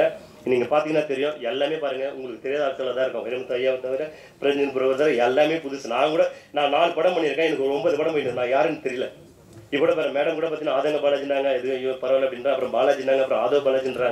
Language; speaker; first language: Tamil; native; Tamil